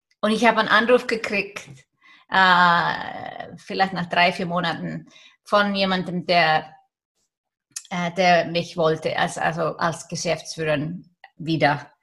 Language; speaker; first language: German; non-native, fluent; Icelandic